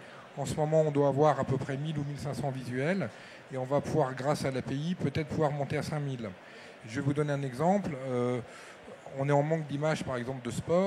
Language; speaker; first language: French; native; French